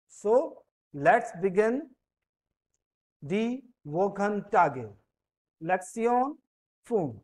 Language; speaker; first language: German; non-native, fluent; Hindi